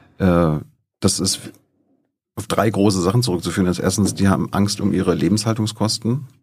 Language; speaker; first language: German; native; German